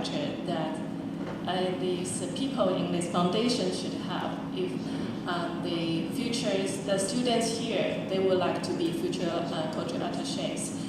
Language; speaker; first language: English; non-native, fluent; Chinese